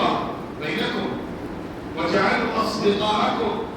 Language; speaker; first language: Arabic; non-native, fluent; Urdu